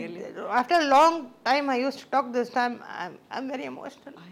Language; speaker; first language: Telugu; non-native, local second language; Tamil